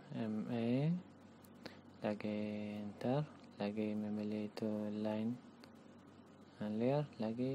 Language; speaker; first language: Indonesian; non-native, learner; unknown